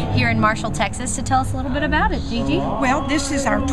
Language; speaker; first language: English; native; English